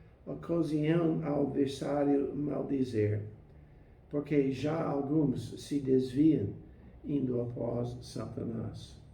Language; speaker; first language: Portuguese; non-native, fluent; English